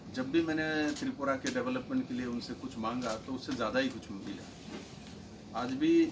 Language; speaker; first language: Hindi; non-native, local second language; Bangla